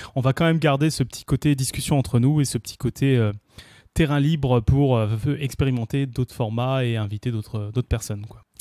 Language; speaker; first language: French; native; French